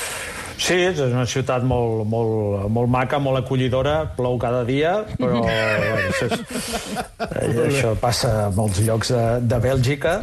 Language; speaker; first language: Catalan; non-native, fluent; Portuguese